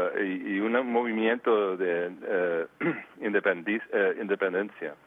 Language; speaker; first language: Spanish; early bilingual, heritage; Spanish